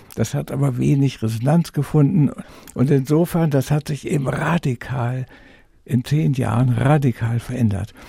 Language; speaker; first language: German; native; German